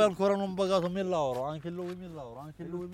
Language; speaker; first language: Italian; non-native, learner; Arabic